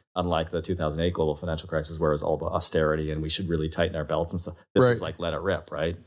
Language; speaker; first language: English; native; English